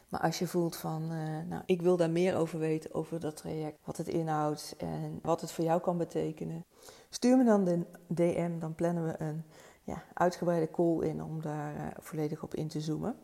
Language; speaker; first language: Dutch; native; Dutch